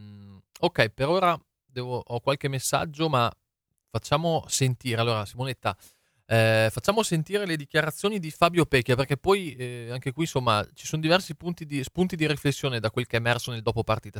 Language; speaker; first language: Italian; native; Italian